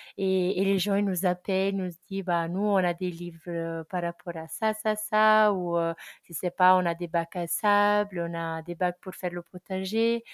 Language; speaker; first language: French; non-native, fluent; Italian